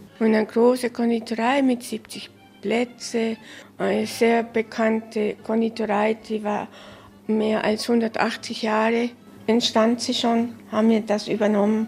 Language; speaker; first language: German; early bilingual, heritage; German